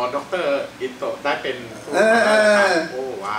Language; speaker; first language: Thai; native; Thai